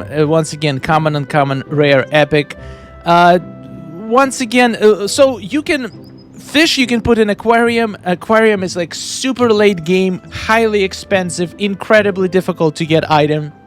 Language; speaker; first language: English; non-native, fluent; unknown